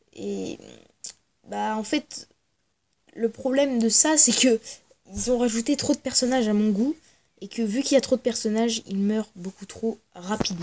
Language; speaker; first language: French; native; French